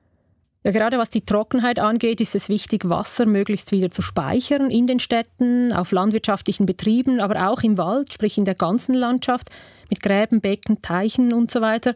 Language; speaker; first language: German; native; German